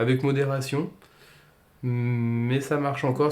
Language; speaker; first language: French; native; French